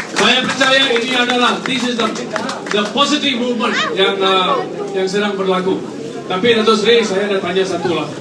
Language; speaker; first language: Malay; non-native, local second language; Tamil